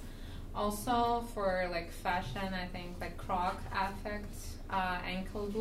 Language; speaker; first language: English; non-native, fluent; Russian